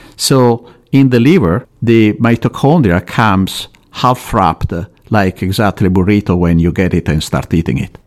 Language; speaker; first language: English; non-native, fluent; Italian